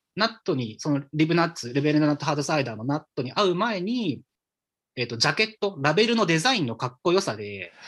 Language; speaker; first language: Japanese; native; Japanese